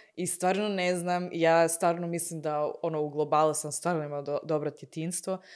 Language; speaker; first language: Croatian; early bilingual, heritage; Croatian